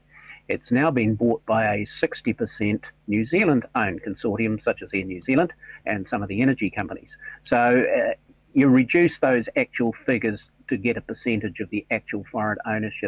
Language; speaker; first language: English; native; English